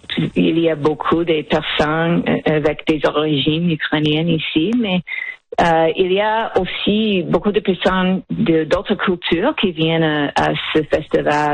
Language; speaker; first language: French; non-native, local second language; English